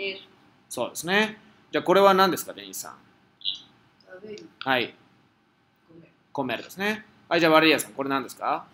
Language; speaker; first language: Japanese; non-native, fluent; Spanish